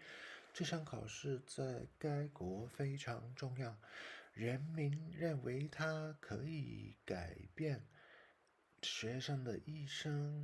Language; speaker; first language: Chinese; non-native, learner; English